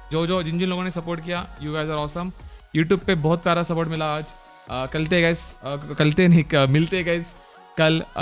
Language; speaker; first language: Hindi; non-native, local second language; Marathi